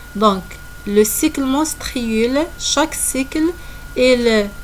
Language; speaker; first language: French; non-native, local second language; Arabic